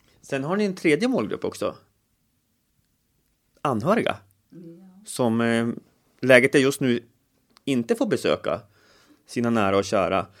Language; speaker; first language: Swedish; native; Swedish